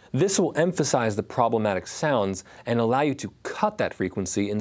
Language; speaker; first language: English; native; English